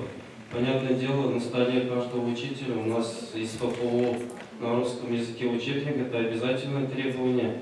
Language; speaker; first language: Russian; non-native, local second language; Tatar